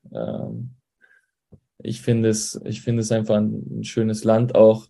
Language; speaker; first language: German; early bilingual, heritage; Spanish